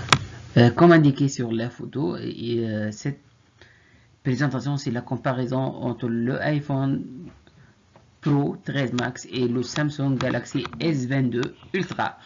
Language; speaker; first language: French; non-native, fluent; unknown